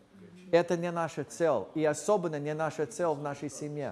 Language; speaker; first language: Russian; non-native, fluent; English